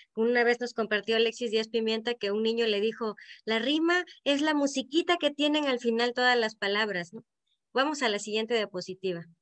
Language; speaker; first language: Spanish; native; Spanish